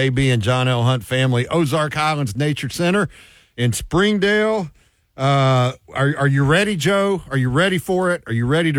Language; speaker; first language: English; native; English